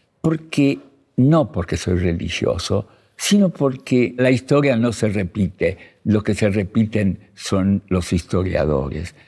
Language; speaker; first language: Spanish; early bilingual, other home language; Russian